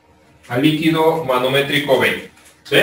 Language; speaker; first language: Spanish; native; Spanish